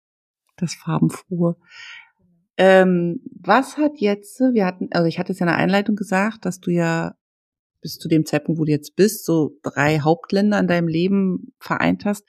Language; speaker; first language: German; native; German